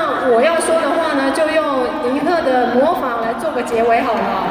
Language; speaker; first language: Chinese; native; Chinese